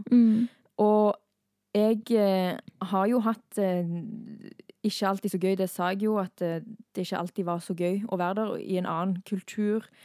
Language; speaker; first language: Norwegian; early bilingual, heritage; Norwegian